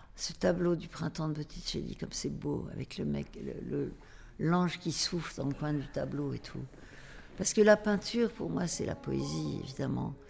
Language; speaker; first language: French; native; French